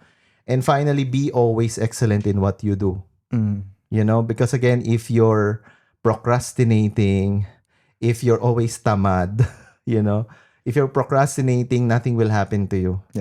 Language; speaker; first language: English; non-native, local second language; Filipino